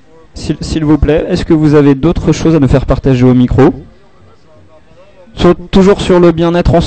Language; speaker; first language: French; native; French